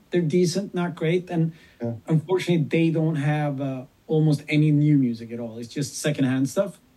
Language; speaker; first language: English; non-native, fluent; Swedish